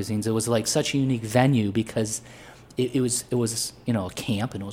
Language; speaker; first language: English; native; English